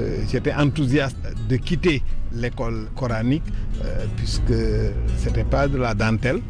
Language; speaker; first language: French; native; French